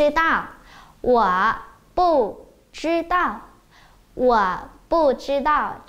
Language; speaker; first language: Chinese; non-native, fluent; Vietnamese